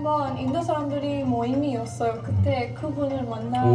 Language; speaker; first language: Korean; non-native, learner; Hindi